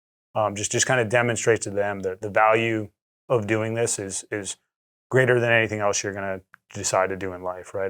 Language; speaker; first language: English; native; English